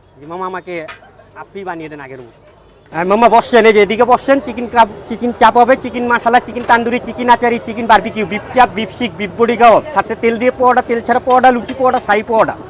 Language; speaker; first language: Bangla; non-native, local second language; Urdu